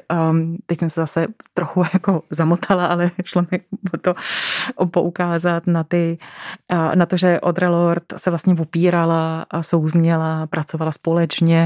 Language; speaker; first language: Czech; native; Czech